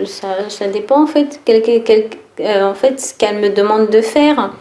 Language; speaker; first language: French; early bilingual, other home language; Tachelhit